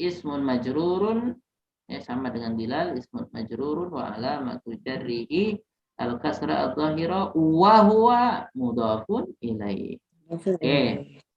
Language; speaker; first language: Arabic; non-native, fluent; Indonesian